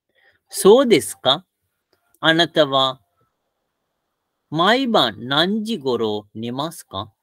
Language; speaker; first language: Japanese; non-native, fluent; Sinhala